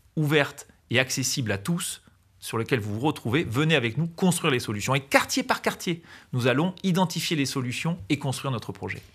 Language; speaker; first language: French; native; French